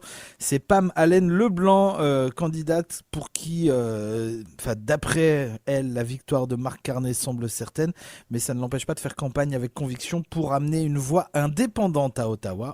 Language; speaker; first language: French; native; French